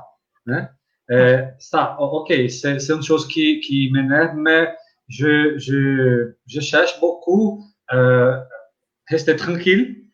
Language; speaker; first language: French; non-native, learner; Portuguese